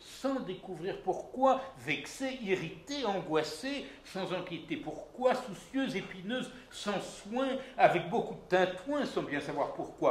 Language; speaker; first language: French; native; French